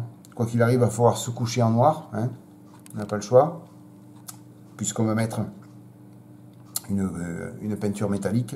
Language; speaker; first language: French; native; French